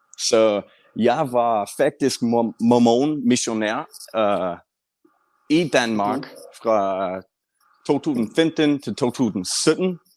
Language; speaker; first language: Danish; non-native, learner; English